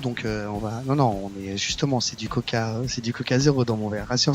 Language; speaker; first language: French; native; French